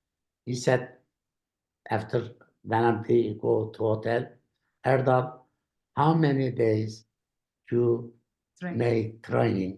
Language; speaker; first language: English; non-native, learner; Turkish